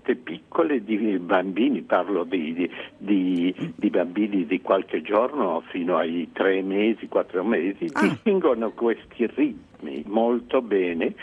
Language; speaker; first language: Italian; non-native, fluent; Spanish